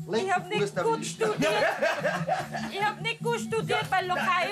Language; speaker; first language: German; non-native, learner; Thai